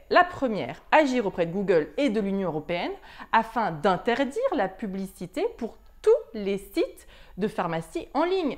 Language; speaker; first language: French; native; French